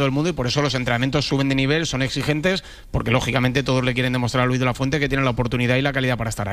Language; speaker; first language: Spanish; native; Spanish